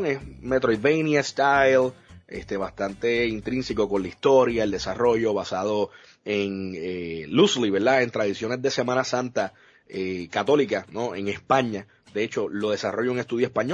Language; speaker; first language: Spanish; native; Spanish